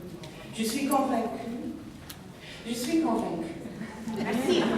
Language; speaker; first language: French; non-native, fluent; Italian